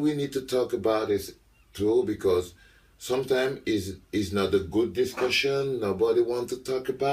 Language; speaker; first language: English; non-native, local second language; French